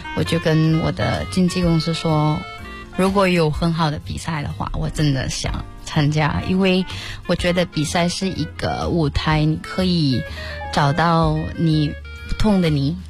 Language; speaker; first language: Chinese; non-native, fluent; Malay